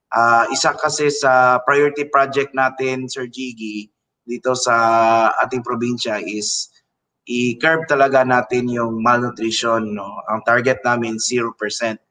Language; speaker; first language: Filipino; non-native, local second language; Cebuano